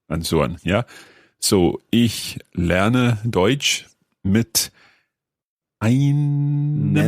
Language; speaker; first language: German; non-native, learner; English